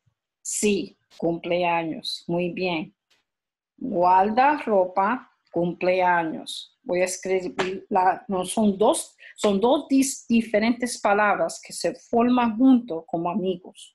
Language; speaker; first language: Spanish; early bilingual, heritage; Spanish